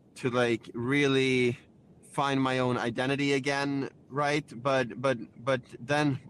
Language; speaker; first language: English; non-native, fluent; Swedish